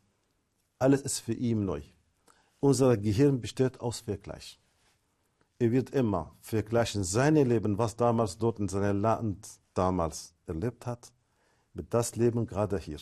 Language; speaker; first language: German; non-native, fluent; Arabic